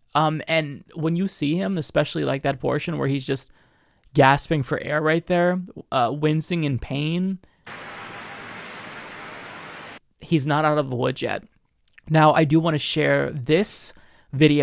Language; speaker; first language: English; native; English